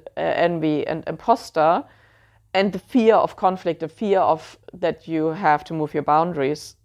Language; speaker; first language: English; non-native, fluent; German